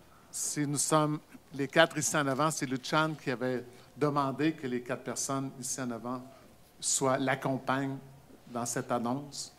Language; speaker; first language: French; native; French